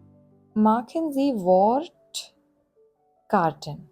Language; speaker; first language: German; non-native, fluent; Gujarati